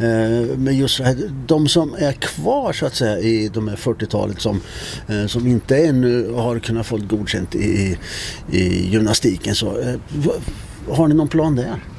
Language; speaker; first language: Swedish; native; Swedish